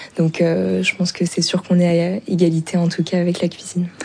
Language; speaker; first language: French; native; French